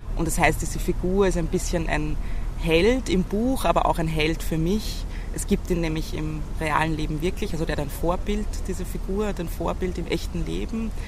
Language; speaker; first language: German; native; German